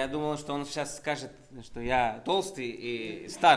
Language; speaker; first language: Russian; non-native, fluent; Spanish